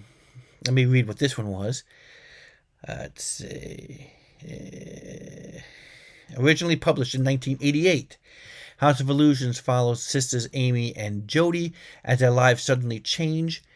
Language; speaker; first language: English; native; English